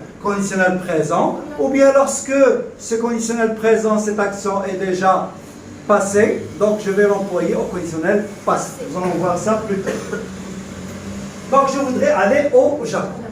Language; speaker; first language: French; non-native, local second language; Arabic